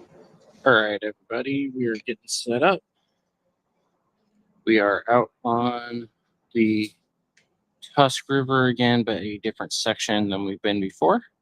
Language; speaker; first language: English; native; English